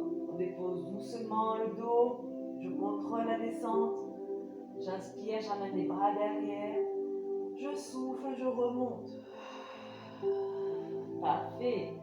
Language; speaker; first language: French; native; French